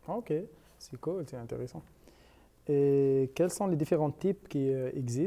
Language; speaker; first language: French; non-native, fluent; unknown